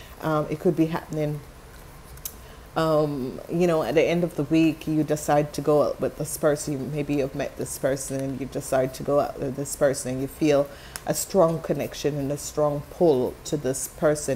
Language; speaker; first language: English; non-native, fluent; Dutch